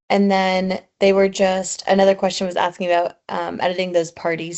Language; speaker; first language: English; native; English